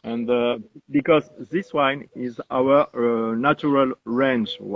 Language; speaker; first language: English; non-native, learner; French